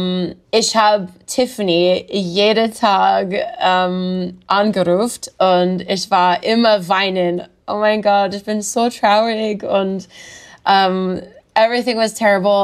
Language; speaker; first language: German; non-native, learner; English